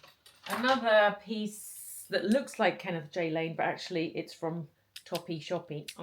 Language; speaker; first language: English; native; English